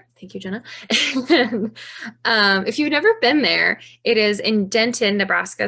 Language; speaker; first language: English; native; English